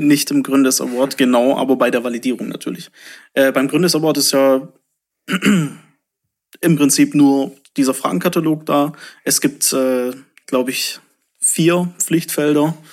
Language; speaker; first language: German; native; German